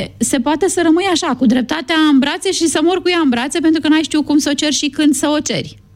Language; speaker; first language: Romanian; native; Romanian